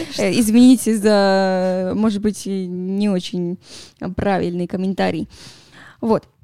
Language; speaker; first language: Russian; non-native, fluent; Spanish